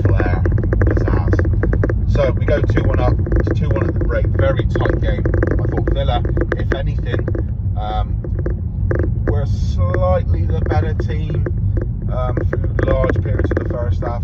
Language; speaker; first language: English; native; English